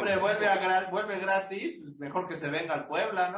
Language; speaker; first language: Spanish; native; Spanish